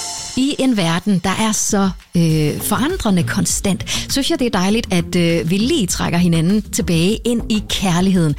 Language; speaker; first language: Danish; native; Danish